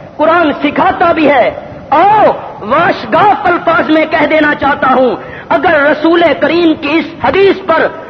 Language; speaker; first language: Urdu; non-native, local second language; Punjabi